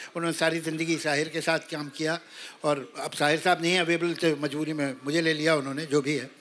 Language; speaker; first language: Hindi; native; Hindi